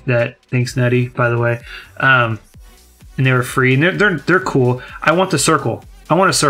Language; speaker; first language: English; native; English